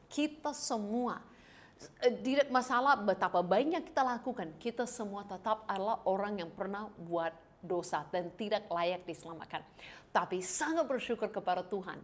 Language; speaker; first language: Indonesian; non-native, fluent; English